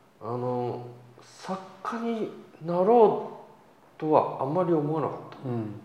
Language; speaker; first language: Japanese; native; Japanese